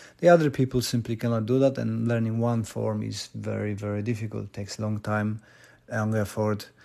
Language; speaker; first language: English; non-native, fluent; Polish